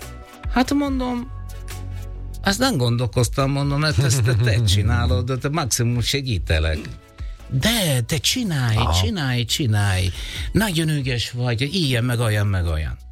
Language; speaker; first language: Hungarian; non-native, learner; Italian